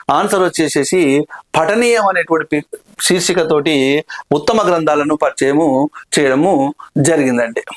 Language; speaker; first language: Telugu; native; Telugu